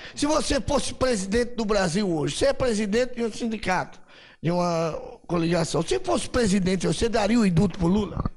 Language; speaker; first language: Portuguese; native; Portuguese